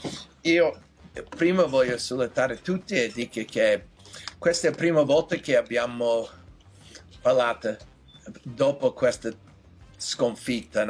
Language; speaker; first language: Italian; non-native, learner; English